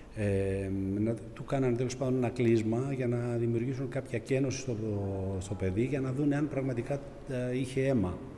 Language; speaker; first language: Greek; native; Greek